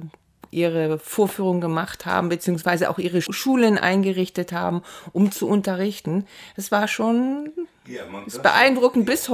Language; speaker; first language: German; native; German